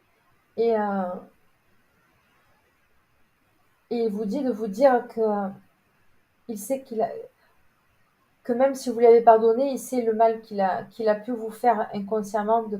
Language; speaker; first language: French; native; French